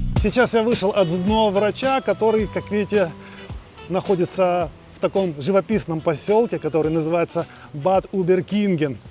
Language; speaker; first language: Russian; native; Russian